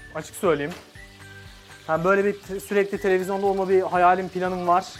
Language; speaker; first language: Turkish; native; Turkish